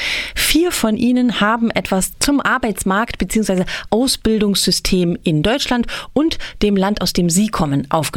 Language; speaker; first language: German; native; German